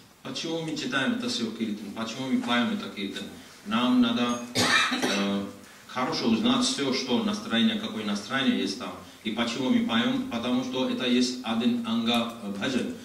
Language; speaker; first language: Russian; non-native, learner; Hindi